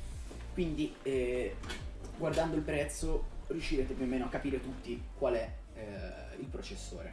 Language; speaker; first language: Italian; native; Italian